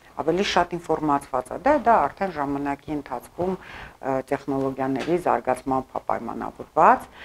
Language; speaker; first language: Armenian; early bilingual, heritage; Armenian